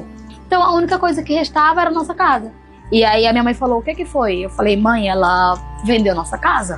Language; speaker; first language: Portuguese; native; Portuguese